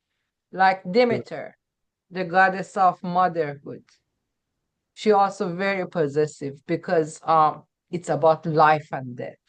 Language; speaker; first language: English; non-native, fluent; Persian